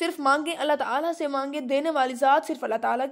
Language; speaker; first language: Urdu; native; Urdu